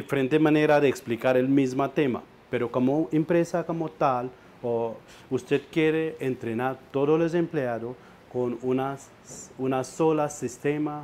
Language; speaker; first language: Spanish; non-native, fluent; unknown